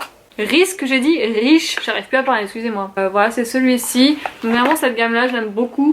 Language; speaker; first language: French; native; French